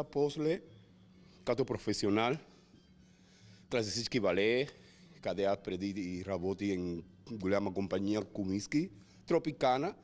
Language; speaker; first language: Bulgarian; non-native, learner; Spanish